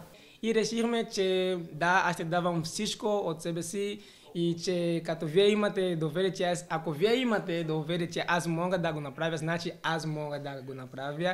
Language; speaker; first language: Bulgarian; non-native, learner; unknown